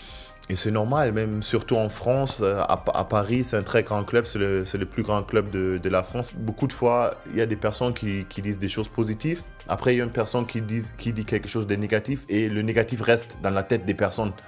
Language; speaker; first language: French; non-native, fluent; German